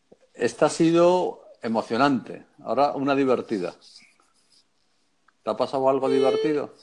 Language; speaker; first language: Spanish; native; Spanish